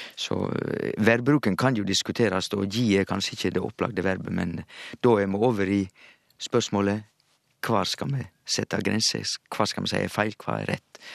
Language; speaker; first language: Norwegian; native; Norwegian